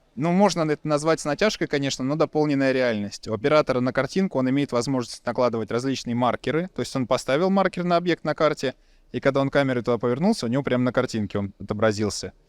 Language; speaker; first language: Russian; native; Russian